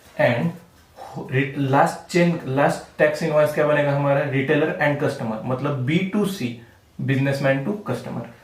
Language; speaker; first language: Hindi; non-native, local second language; Marathi